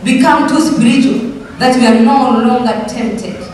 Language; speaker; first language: English; non-native, local second language; Swahili